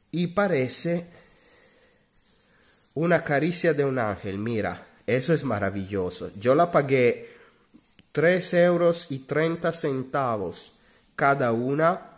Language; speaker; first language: Spanish; non-native, learner; Italian